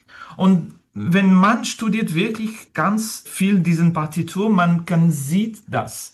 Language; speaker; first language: German; non-native, learner; French